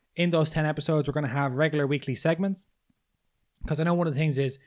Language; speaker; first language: English; native; English